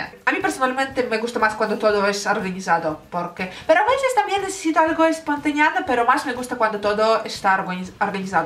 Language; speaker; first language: Spanish; non-native, learner; Russian